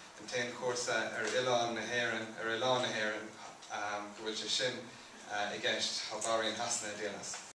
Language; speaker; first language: Irish; native; Irish